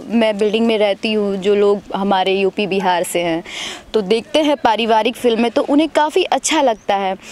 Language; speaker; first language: Hindi; native; Hindi